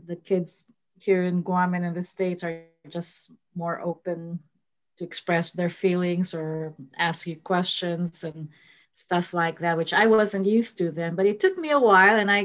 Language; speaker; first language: English; non-native, local second language; Filipino